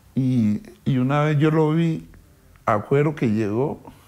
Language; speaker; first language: Spanish; native; Spanish